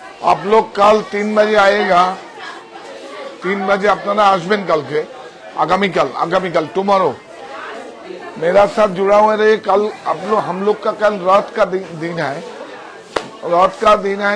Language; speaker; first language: Hindi; non-native, local second language; Bangla